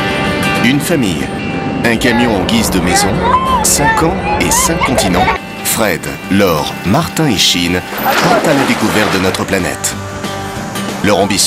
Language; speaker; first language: French; native; French